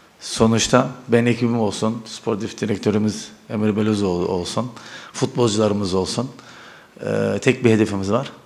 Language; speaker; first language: Turkish; early bilingual, heritage; Turkish